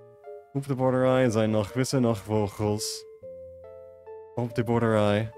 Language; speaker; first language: Dutch; non-native, learner; English